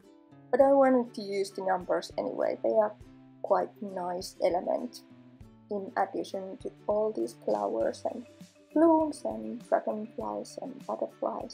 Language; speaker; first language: English; non-native, fluent; Finnish